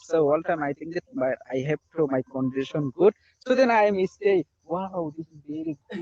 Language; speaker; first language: English; non-native, learner; Bangla